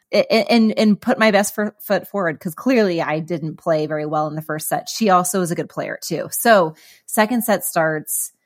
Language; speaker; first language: English; native; English